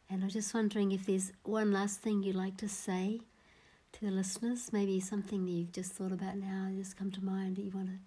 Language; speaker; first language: English; native; English